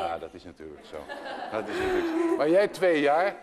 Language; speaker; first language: Dutch; native; Dutch